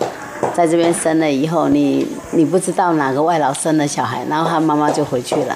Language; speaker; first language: Chinese; native; Chinese